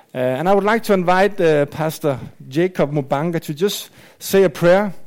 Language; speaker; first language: English; non-native, fluent; Danish